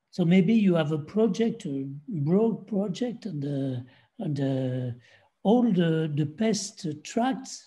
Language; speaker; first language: English; non-native, fluent; French